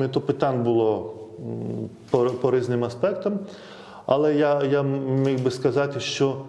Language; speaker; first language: Ukrainian; non-native, fluent; Lithuanian